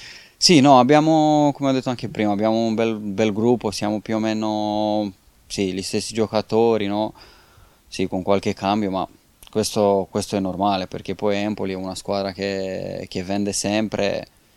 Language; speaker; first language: Italian; non-native, fluent; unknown